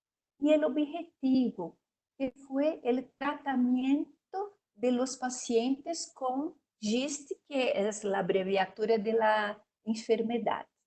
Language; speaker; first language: Spanish; non-native, learner; Portuguese